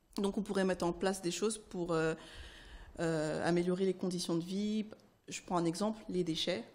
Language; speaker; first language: French; early bilingual, other home language; Haitian Creole